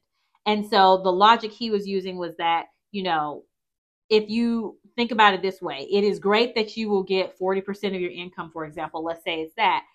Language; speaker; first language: English; native; English